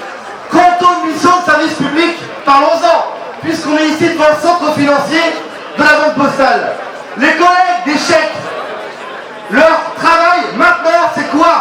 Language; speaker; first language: French; native; French